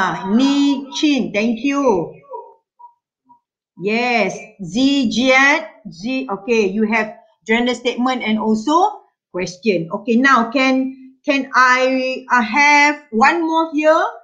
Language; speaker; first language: English; non-native, local second language; Malay